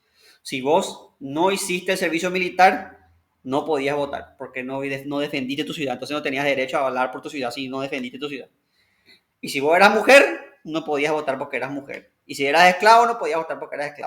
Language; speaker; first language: Spanish; native; Spanish